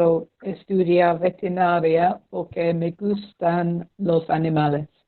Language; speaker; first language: Spanish; non-native, learner; English